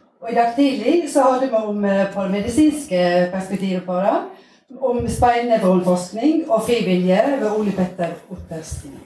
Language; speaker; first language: Norwegian; native; Norwegian